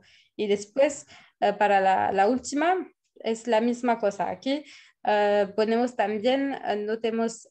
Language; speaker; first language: Spanish; non-native, fluent; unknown